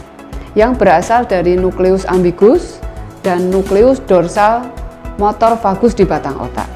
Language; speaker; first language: Indonesian; native; Indonesian